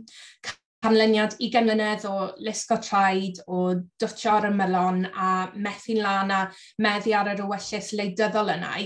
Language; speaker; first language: Welsh; native; Welsh